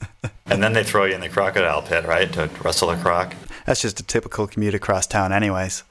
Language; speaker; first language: English; native; English